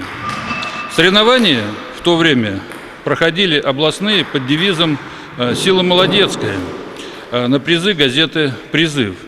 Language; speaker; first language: Russian; native; Russian